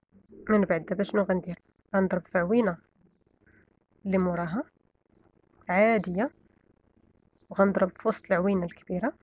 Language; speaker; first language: Arabic; native; Arabic